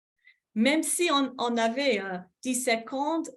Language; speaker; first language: French; non-native, fluent; English